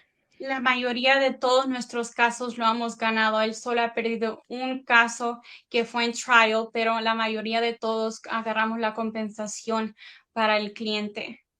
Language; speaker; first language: Spanish; early bilingual, heritage; Spanish